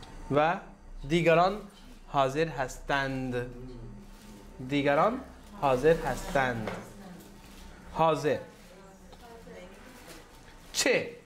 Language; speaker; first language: Persian; non-native, fluent; Urdu